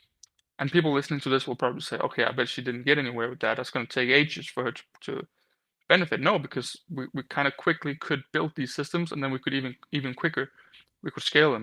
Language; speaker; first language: English; non-native, fluent; Danish